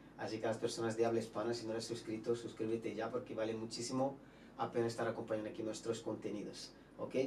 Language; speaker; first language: Spanish; non-native, fluent; Portuguese